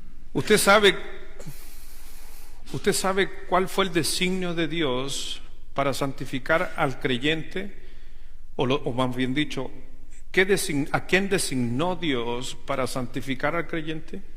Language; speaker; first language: Spanish; native; Spanish